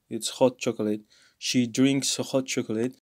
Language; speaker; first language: English; non-native, fluent; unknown